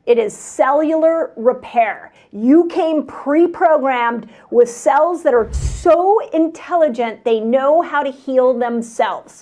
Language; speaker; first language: English; native; English